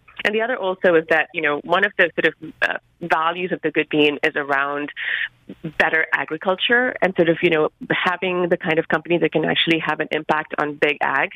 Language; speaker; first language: English; non-native, local second language; Hindi